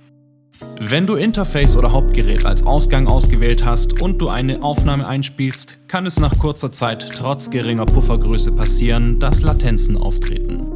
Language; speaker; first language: German; native; German